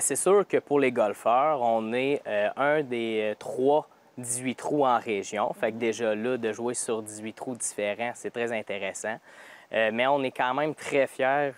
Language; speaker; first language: French; native; French